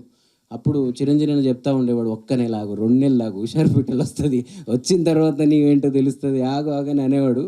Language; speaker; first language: Telugu; native; Telugu